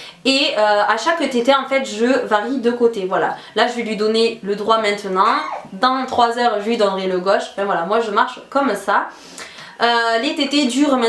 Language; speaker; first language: French; native; French